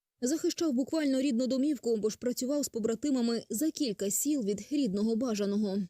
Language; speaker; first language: Ukrainian; native; Ukrainian